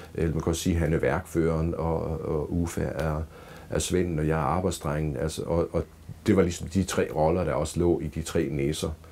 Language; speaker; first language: Danish; native; Danish